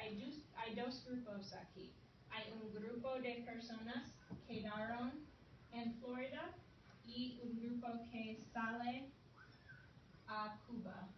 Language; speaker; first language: Spanish; non-native, fluent; English